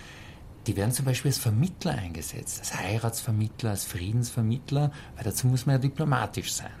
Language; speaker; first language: German; native; German